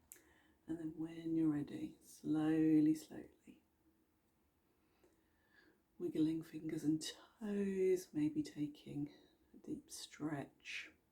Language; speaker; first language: English; native; English